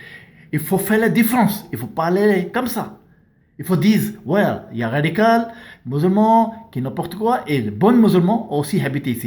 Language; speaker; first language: French; non-native, learner; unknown